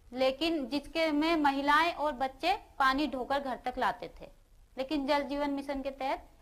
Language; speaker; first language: Hindi; native; Hindi